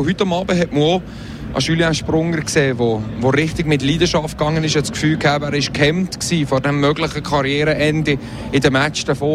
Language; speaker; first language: German; native; German